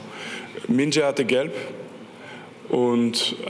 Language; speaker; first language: German; non-native, fluent; French